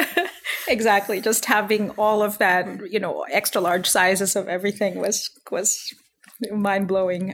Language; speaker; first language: English; non-native, local second language; Filipino